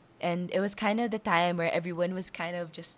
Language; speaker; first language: English; non-native, local second language; Hiligaynon